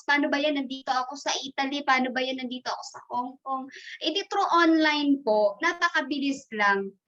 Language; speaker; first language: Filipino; non-native, local second language; Masbatenyo